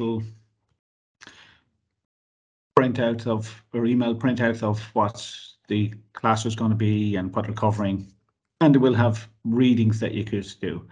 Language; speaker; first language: English; native; English